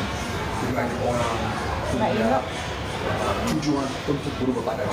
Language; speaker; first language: Indonesian; non-native, fluent; English